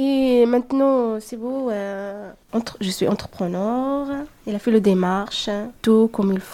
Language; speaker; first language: French; non-native, learner; Arabic